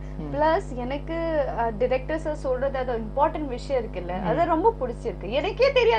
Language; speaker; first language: Tamil; non-native, local second language; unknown